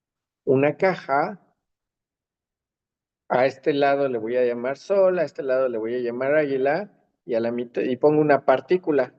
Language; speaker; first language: Spanish; native; Spanish